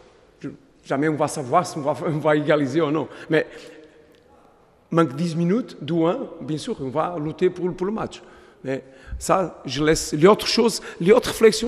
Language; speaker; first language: French; non-native, fluent; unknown